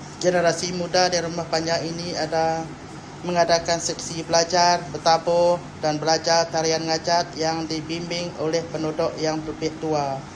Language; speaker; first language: Malay; non-native, local second language; Iban